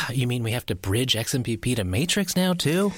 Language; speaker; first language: English; native; English